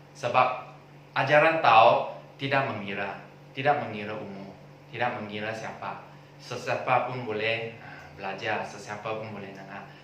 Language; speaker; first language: Malay; non-native, local second language; Chinese